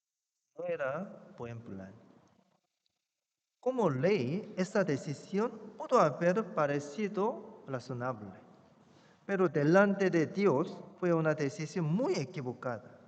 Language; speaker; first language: Spanish; non-native, fluent; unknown